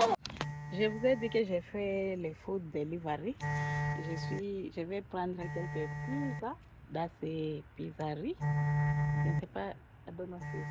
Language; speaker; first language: French; non-native, local second language; Swahili